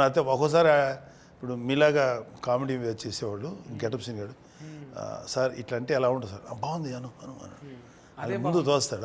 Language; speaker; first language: Telugu; native; Telugu